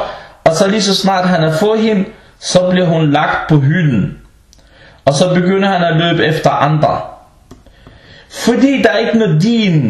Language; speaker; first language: Danish; non-native, local second language; Arabic